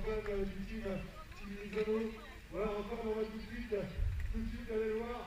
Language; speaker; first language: French; native; French